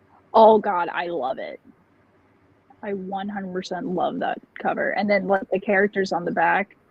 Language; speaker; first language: English; native; English